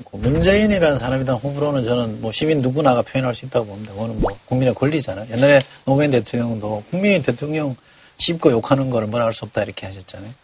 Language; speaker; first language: Korean; native; Korean